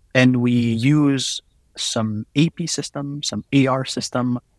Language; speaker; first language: English; non-native, fluent; French